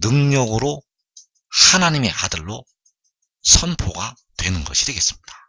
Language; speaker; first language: Korean; native; Korean